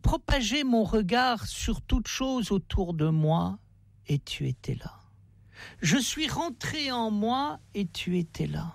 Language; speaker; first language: French; native; French